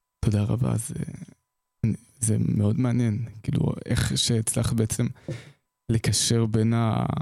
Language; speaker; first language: Hebrew; native; Hebrew